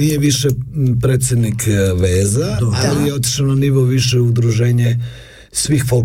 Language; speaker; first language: Serbian; native; Serbian